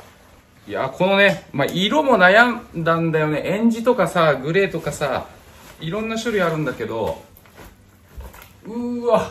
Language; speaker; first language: Japanese; native; Japanese